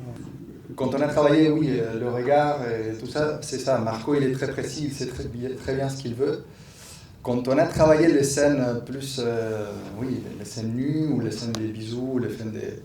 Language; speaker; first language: French; non-native, fluent; Spanish